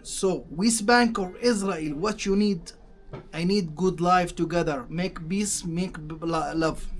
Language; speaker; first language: English; non-native, learner; Arabic